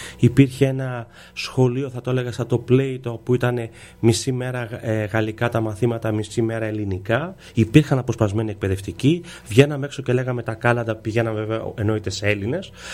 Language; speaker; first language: Greek; early bilingual, heritage; Greek